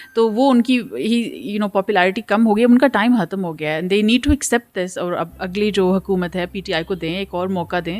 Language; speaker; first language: Urdu; early bilingual, heritage; Urdu